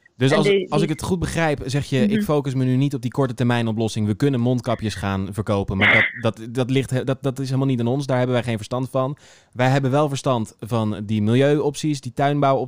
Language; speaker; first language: Dutch; native; Dutch